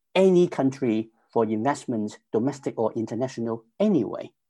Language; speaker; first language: English; non-native, local second language; Cantonese